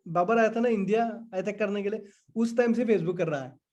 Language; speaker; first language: Hindi; non-native, local second language; Assamese